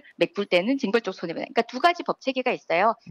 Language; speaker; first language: Korean; native; Korean